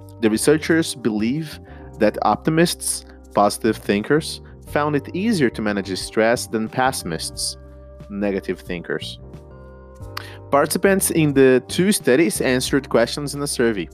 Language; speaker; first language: English; non-native, fluent; Portuguese